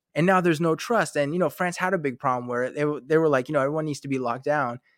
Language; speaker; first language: English; native; English